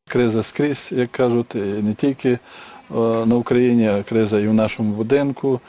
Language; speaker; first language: Ukrainian; native; Ukrainian